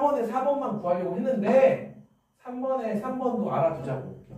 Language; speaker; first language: Korean; native; Korean